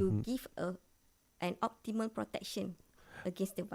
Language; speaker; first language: English; non-native, local second language; Malay